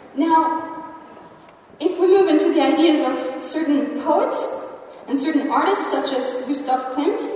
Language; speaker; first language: English; non-native, fluent; Russian